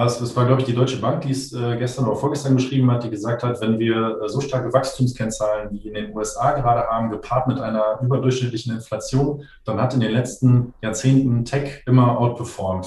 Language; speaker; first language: German; native; German